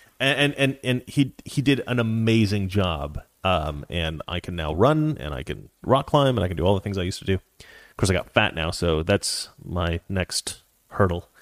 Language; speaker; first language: English; native; English